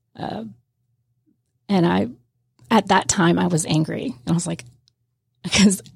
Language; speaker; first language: English; native; English